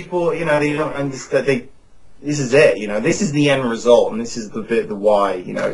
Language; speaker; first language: English; native; English